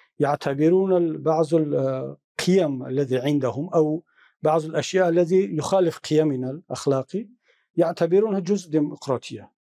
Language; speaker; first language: Arabic; non-native, fluent; Tajik